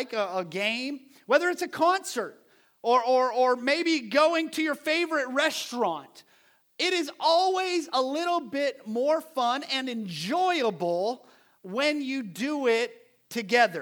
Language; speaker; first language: English; native; English